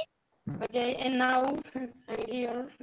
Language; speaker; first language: English; non-native, learner; Spanish